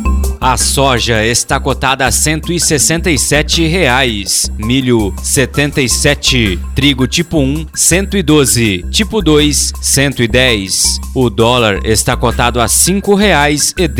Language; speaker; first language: Portuguese; native; Portuguese